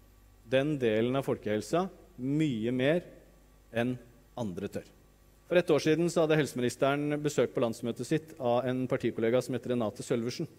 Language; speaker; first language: Norwegian; native; Norwegian